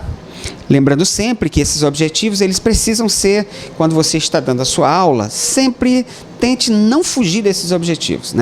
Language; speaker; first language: Portuguese; native; Portuguese